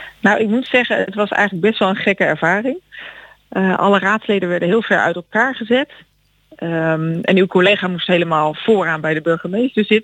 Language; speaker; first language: Dutch; native; Dutch